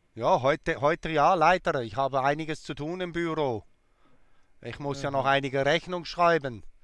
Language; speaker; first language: German; native; German